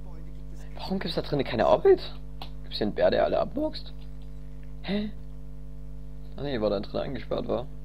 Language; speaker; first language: German; native; German